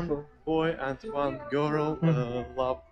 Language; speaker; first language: English; non-native, learner; Azerbaijani